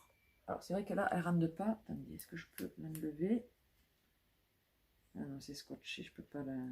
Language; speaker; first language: French; native; French